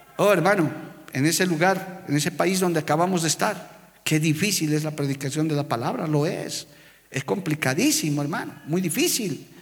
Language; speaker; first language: Spanish; native; Spanish